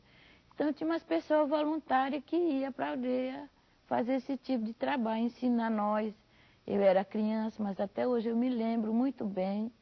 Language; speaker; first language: Portuguese; non-native, local second language; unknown